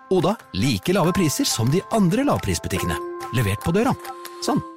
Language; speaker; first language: Norwegian; native; Norwegian